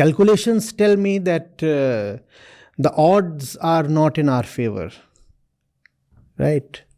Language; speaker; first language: English; non-native, local second language; Hindi